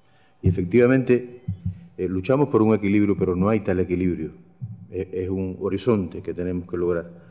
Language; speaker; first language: Spanish; native; Spanish